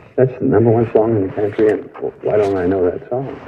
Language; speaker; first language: English; native; English